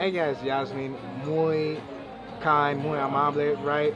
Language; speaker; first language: Spanish; non-native, learner; English